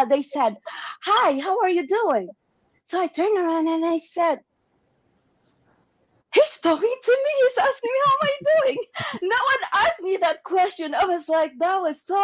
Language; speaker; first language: English; non-native, local second language; Hiligaynon